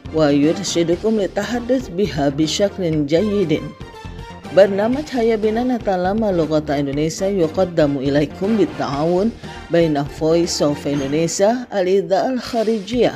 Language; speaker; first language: Arabic; non-native, fluent; Indonesian